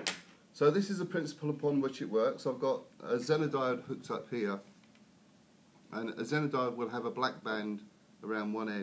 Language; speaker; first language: English; native; English